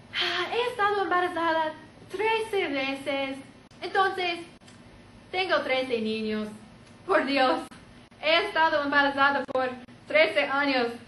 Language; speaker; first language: Spanish; non-native, learner; English